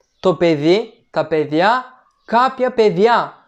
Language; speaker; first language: Greek; non-native, fluent; Turkish